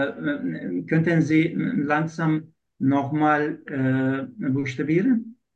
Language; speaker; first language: German; non-native, learner; Turkish